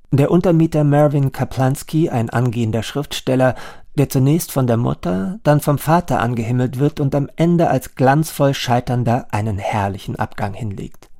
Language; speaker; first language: German; native; German